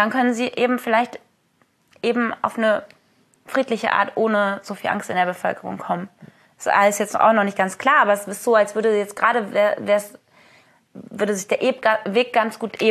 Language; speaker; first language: German; native; German